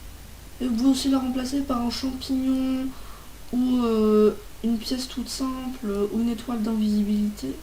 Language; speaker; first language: French; native; French